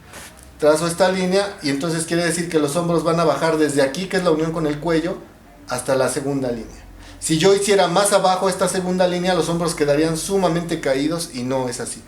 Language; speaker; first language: Spanish; native; Spanish